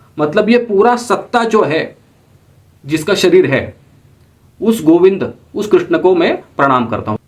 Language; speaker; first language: Hindi; non-native, local second language; Marathi